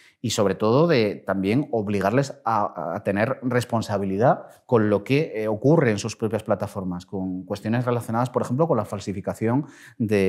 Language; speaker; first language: Spanish; native; Spanish